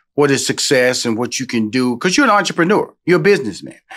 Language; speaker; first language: English; native; English